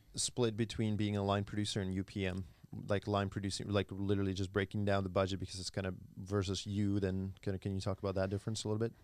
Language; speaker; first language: English; non-native, fluent; Czech